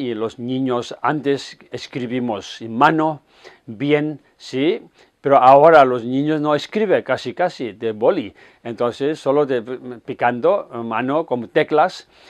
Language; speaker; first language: Spanish; non-native, fluent; Tibetan